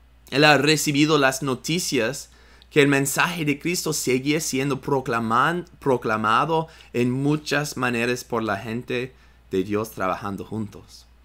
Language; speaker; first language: Spanish; non-native, fluent; English